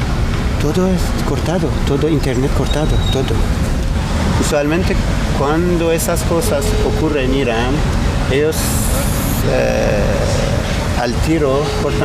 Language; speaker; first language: Spanish; non-native, learner; Persian